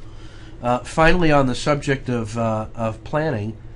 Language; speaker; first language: English; native; English